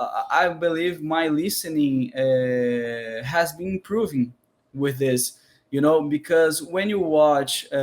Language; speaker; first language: English; non-native, learner; Portuguese